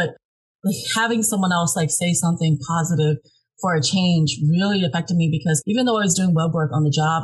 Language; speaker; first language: English; early bilingual, other home language; Hmong